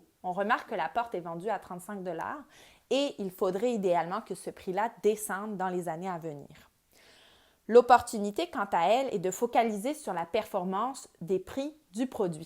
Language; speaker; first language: French; native; French